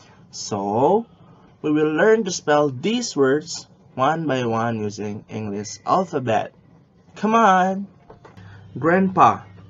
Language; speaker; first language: English; non-native, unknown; Indonesian